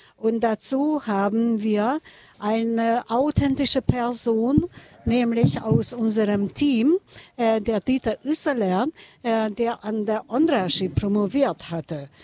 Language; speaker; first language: German; non-native, fluent; Hungarian